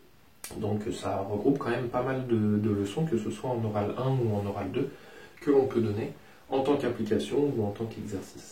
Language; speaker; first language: French; native; French